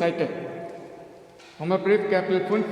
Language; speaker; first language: German; non-native, learner; Malayalam